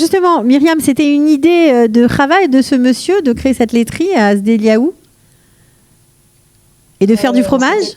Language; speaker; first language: French; native; French